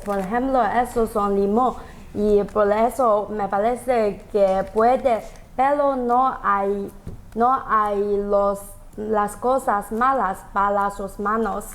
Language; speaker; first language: Spanish; non-native, learner; Chinese